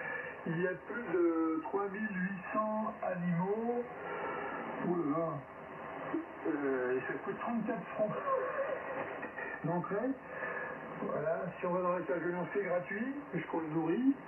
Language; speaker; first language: French; native; French